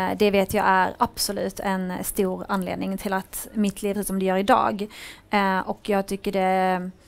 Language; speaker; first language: Swedish; early bilingual, other home language; Arabic